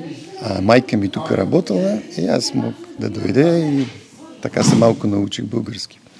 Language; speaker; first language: Bulgarian; non-native, learner; Polish